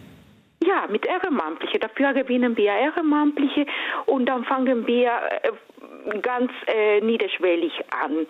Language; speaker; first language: German; non-native, fluent; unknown